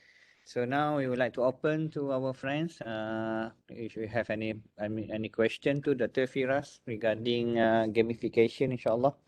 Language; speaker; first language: English; non-native, fluent; Malay